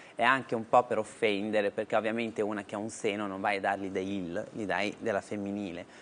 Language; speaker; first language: Italian; native; Italian